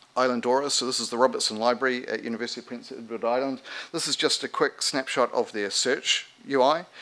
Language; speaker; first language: English; native; English